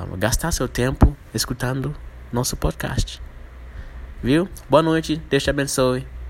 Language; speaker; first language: Portuguese; non-native, fluent; English